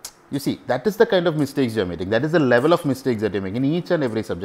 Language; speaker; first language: English; non-native, local second language; Malayalam